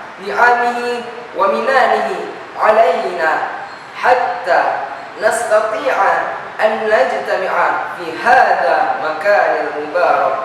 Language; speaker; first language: Arabic; non-native, learner; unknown